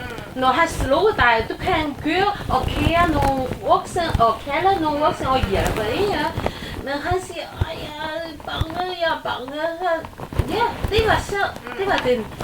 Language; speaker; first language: Danish; non-native, learner; Chinese